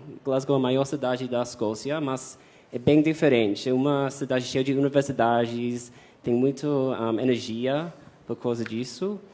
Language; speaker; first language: Portuguese; non-native, fluent; English